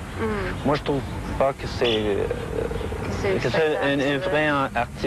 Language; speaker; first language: French; non-native, fluent; English